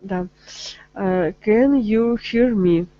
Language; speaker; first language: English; non-native, learner; Russian